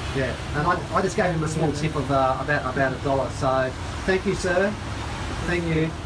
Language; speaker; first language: English; native; English